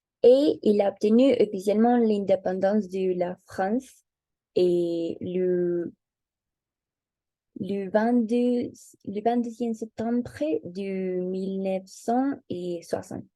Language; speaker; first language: French; non-native, learner; Spanish